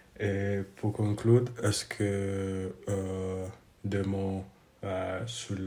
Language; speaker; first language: French; non-native, fluent; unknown